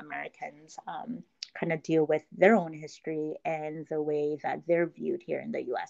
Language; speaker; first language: English; early bilingual, other home language; Korean